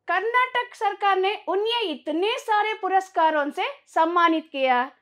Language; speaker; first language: Hindi; non-native, local second language; Kannada